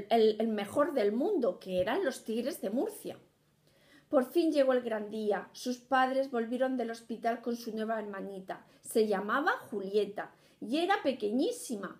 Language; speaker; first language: Spanish; native; Spanish